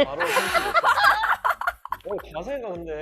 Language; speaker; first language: Korean; native; Korean